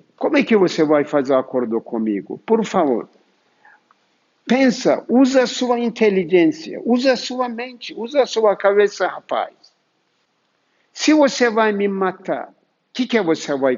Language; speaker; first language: Portuguese; non-native, fluent; Turkish